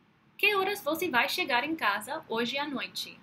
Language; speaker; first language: Portuguese; non-native, fluent; English